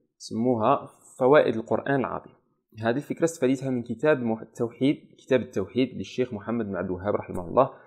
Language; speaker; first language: Arabic; native; Arabic